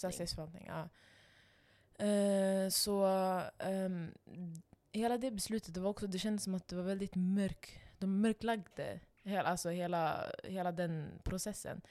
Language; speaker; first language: Swedish; non-native, local second language; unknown